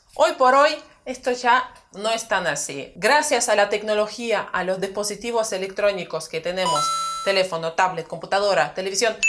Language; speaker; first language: Spanish; non-native, fluent; Russian